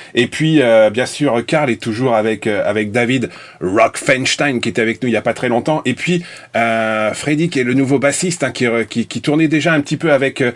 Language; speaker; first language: French; native; French